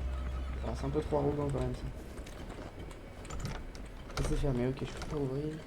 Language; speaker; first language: French; native; French